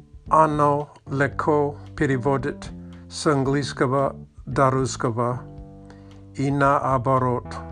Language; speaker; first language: Russian; non-native, learner; English